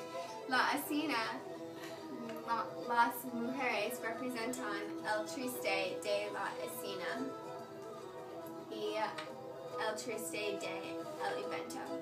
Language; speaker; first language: Spanish; non-native, learner; English